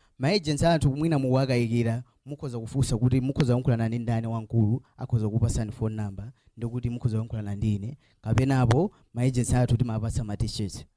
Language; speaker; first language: Nyanja; native; Nyanja